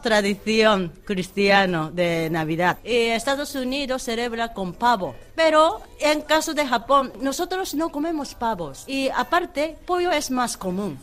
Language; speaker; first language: Spanish; non-native, fluent; Japanese